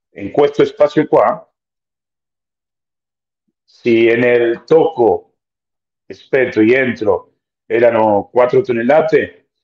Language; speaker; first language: Italian; non-native, fluent; Spanish